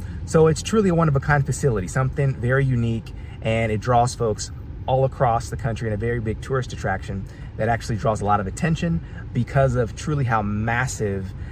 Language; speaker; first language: English; native; English